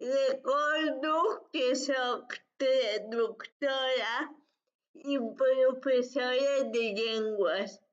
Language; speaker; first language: Catalan; non-native, fluent; Greek